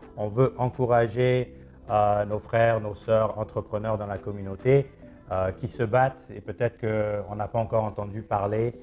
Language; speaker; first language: French; non-native, local second language; Lingala